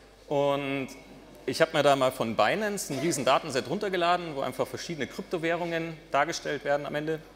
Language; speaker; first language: German; native; German